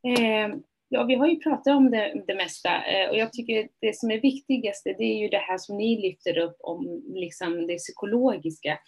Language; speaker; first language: Swedish; early bilingual, other home language; Somali